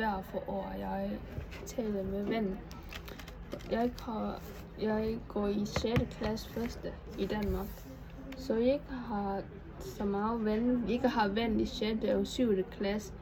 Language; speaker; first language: Danish; non-native, learner; Vietnamese